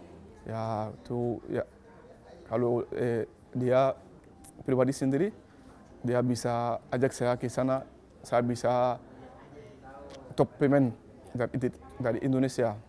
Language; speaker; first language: Indonesian; non-native, learner; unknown